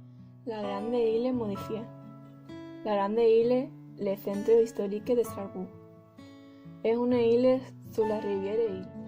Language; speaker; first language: French; non-native, learner; Spanish